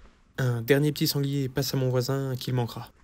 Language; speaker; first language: French; native; French